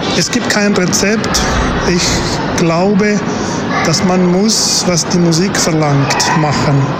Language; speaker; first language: German; non-native, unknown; Spanish